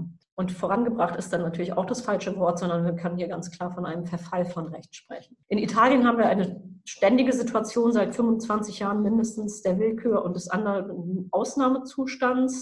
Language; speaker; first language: German; native; German